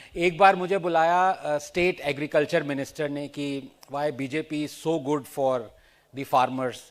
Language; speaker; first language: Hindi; non-native, local second language; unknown